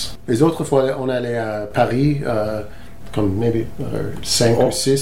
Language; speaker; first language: French; non-native, learner; English